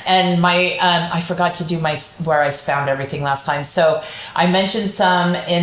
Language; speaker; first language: English; native; English